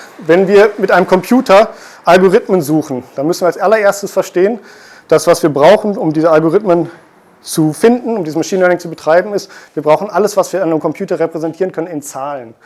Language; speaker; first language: German; native; German